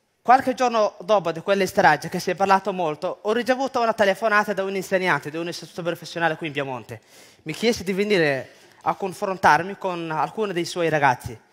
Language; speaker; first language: Italian; non-native, fluent; Somali